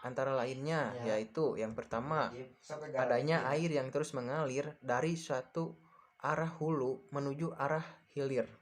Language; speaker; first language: Indonesian; native; Indonesian